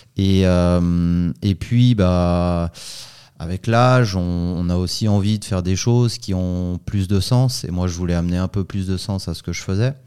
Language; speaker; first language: French; native; French